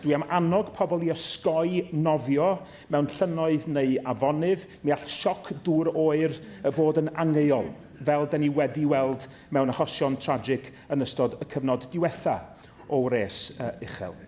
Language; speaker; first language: Welsh; native; Welsh